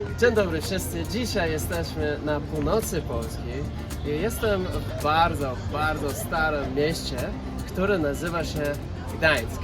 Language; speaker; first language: Polish; non-native, learner; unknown